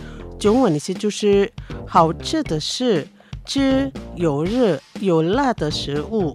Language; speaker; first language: Chinese; non-native, fluent; Indonesian